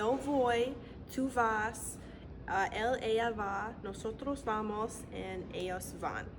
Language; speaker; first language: Spanish; non-native, learner; English